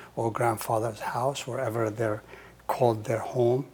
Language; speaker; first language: English; non-native, fluent; Hebrew